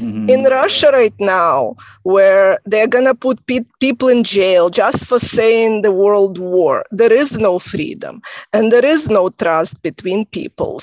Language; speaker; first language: English; non-native, fluent; Russian